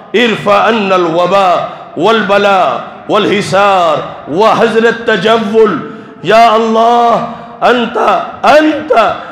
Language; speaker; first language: Arabic; non-native, fluent; Urdu